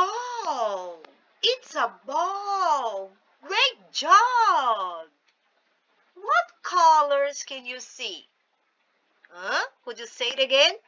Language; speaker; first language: English; non-native, fluent; Portuguese